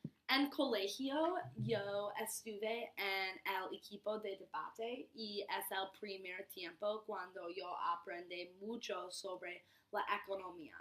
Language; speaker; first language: Spanish; non-native, learner; English